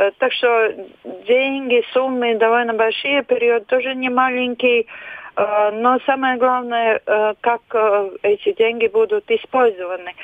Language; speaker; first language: Russian; non-native, local second language; Latvian